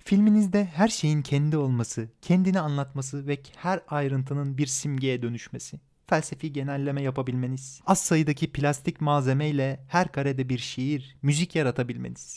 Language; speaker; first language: Turkish; native; Turkish